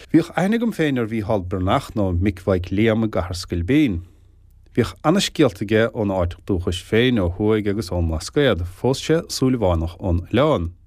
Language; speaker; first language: Irish; native; Irish